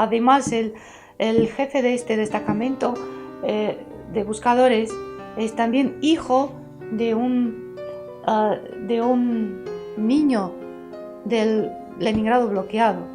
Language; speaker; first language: Spanish; early bilingual, heritage; Spanish